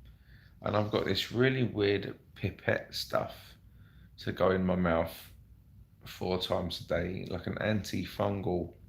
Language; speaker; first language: English; native; English